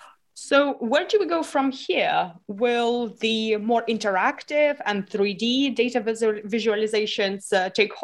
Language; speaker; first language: English; non-native, fluent; Lithuanian